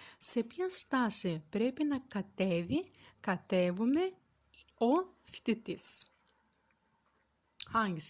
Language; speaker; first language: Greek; non-native, fluent; Turkish